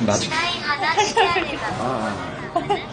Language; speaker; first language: Japanese; non-native, learner; Korean